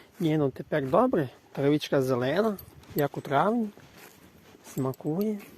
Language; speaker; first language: Ukrainian; native; Ukrainian